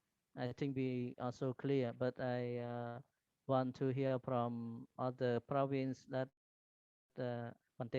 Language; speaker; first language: English; non-native, learner; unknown